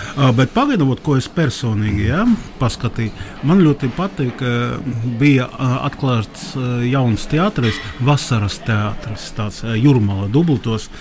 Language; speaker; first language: Latvian; non-native, local second language; Russian